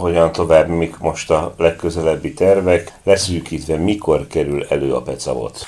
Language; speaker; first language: Hungarian; native; Hungarian